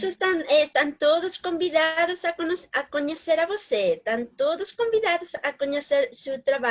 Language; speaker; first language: Portuguese; non-native, learner; Spanish